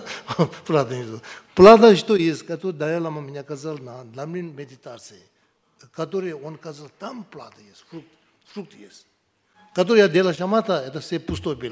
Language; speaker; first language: Russian; non-native, learner; Tibetan